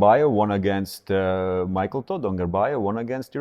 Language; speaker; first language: English; non-native, fluent; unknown